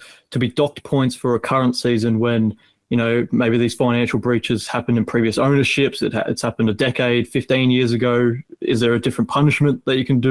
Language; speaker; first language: English; native; English